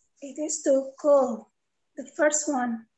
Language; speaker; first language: English; non-native, learner; Indonesian